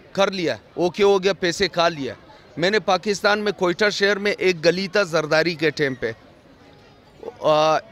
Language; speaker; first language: Urdu; non-native, fluent; Persian